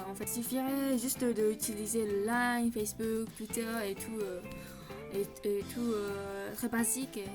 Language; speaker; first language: French; non-native, learner; Japanese